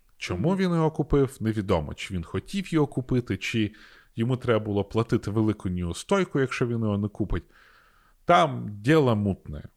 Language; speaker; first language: Ukrainian; non-native, local second language; Russian